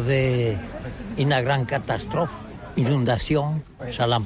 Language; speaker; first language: French; non-native, learner; Catalan